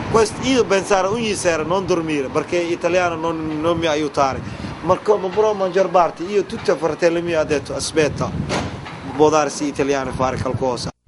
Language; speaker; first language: Italian; non-native, learner; Somali